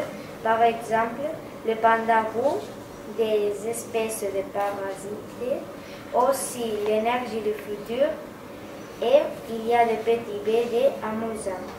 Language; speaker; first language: French; non-native, learner; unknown